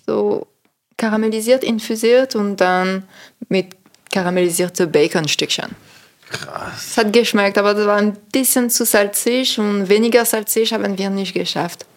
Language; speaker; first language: German; non-native, learner; French